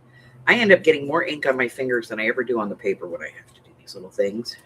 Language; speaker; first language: English; native; English